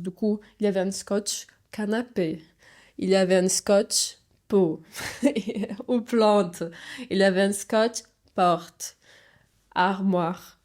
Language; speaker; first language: French; non-native, fluent; Portuguese